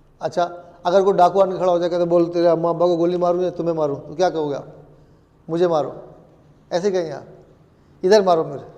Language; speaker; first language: Urdu; native; Urdu